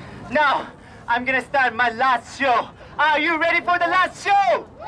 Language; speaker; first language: English; non-native, fluent; Korean